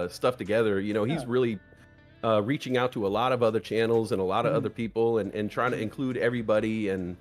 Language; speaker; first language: English; native; English